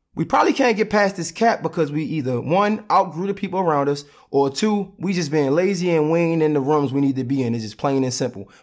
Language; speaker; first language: English; native; English